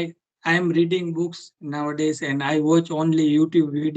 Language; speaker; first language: English; non-native, learner; Gujarati